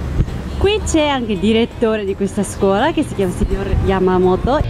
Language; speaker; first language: Italian; non-native, fluent; Japanese